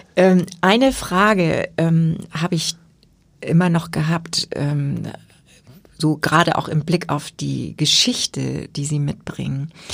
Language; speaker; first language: German; native; German